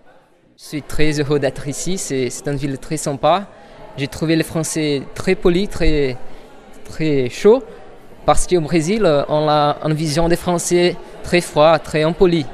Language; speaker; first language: French; non-native, learner; Portuguese